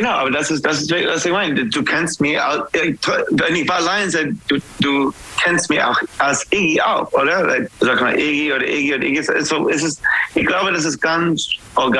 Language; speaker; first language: German; non-native, fluent; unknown